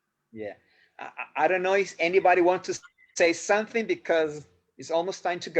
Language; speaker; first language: English; non-native, fluent; Spanish